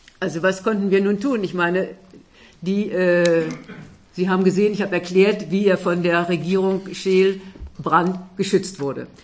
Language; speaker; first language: German; native; German